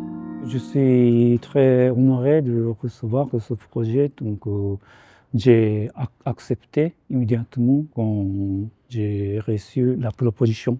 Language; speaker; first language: French; non-native, fluent; Japanese